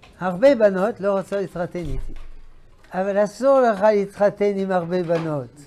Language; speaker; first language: Hebrew; non-native, fluent; French